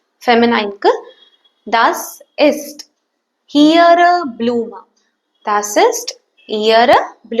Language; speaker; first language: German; non-native, fluent; Tamil